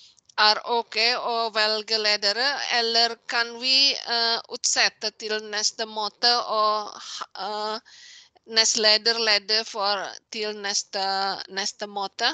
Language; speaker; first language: Norwegian; non-native, learner; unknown